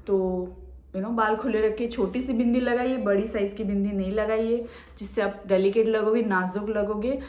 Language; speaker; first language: Hindi; native; Hindi